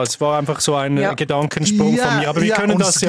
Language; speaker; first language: German; native; German